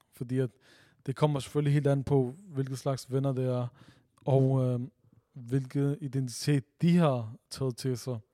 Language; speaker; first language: Danish; early bilingual, other home language; Urdu